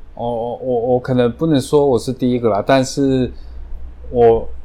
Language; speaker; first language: Chinese; early bilingual, heritage; Chinese